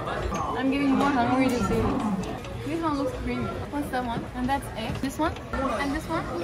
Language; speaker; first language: English; non-native, local second language; Assamese